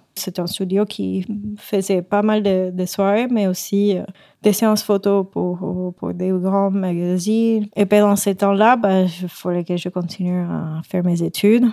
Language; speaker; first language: French; non-native, fluent; Spanish